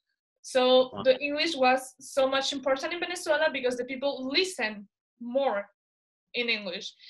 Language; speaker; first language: English; non-native, fluent; Spanish